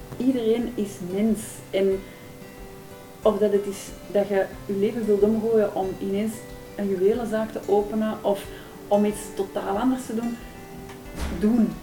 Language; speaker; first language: Dutch; native; Dutch